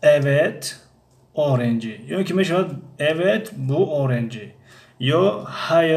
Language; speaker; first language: Turkish; non-native, learner; Tajik